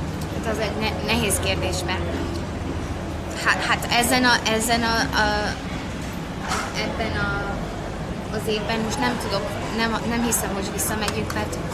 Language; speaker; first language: Hungarian; early bilingual, heritage; Hungarian